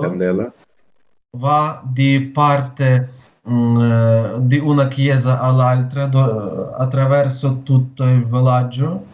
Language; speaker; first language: Italian; non-native, learner; Ukrainian